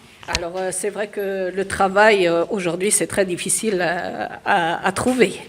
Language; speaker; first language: French; early bilingual, other home language; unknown